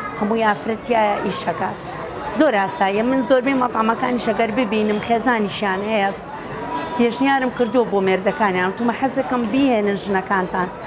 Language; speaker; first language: Central Kurdish; non-native, local second language; Gurani